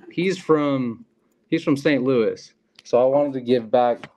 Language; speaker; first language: English; native; English